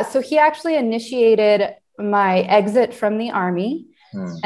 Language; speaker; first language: English; native; English